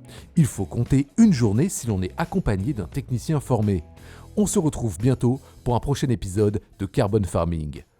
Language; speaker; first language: French; native; French